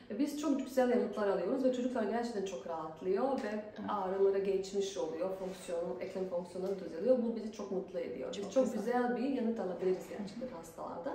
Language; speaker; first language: Turkish; non-native, fluent; Bosnian